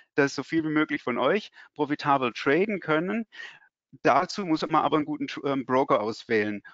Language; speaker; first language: German; native; German